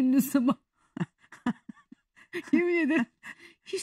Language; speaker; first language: Turkish; native; Turkish